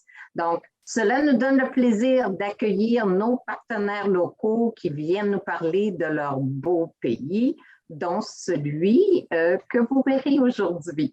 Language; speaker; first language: French; native; French